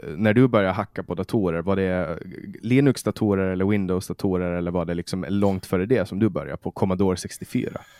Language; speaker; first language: Swedish; native; Swedish